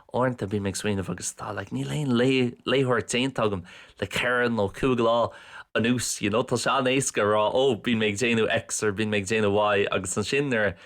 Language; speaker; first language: Irish; non-native, local second language; English